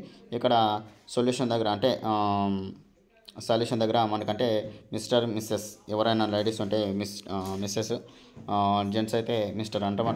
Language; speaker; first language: Telugu; native; Telugu